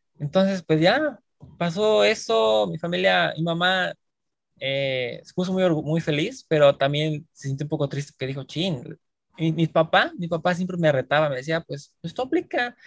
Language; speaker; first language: Spanish; native; Spanish